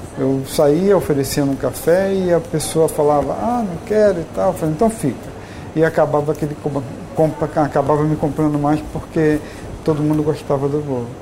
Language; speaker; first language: Portuguese; native; Portuguese